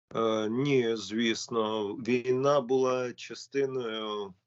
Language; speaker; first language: Ukrainian; non-native, local second language; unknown